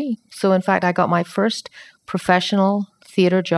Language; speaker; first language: English; native; English